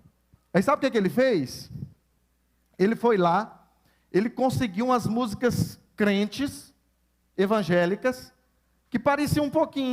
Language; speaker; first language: Portuguese; native; Portuguese